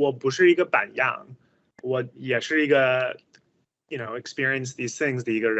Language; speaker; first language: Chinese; non-native, fluent; English